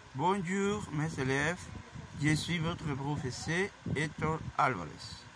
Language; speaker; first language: French; non-native, fluent; Spanish